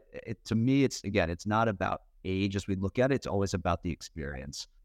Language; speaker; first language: English; native; English